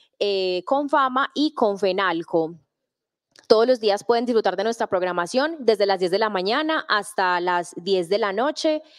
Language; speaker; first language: Spanish; native; Spanish